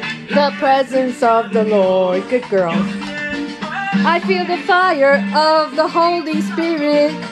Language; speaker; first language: English; native; English